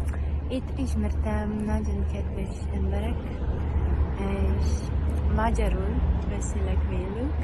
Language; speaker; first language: Hungarian; non-native, learner; Portuguese